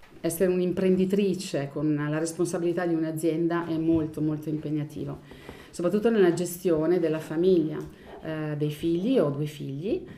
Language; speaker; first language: Italian; native; Italian